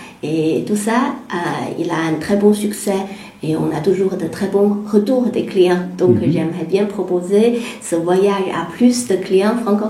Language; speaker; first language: French; non-native, fluent; Chinese